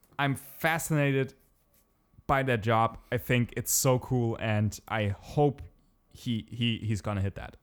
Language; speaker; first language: English; non-native, fluent; German